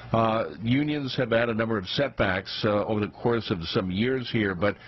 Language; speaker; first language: English; native; English